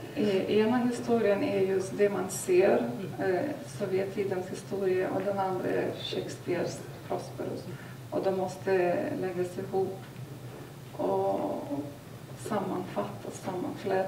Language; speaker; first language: Swedish; non-native, fluent; Lithuanian